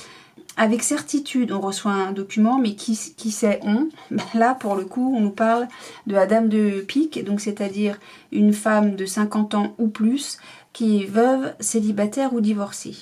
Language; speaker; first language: French; native; French